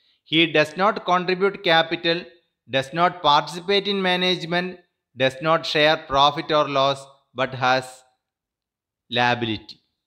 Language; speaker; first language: English; non-native, local second language; Malayalam